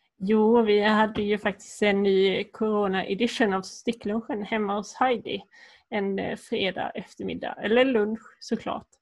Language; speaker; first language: Swedish; native; Swedish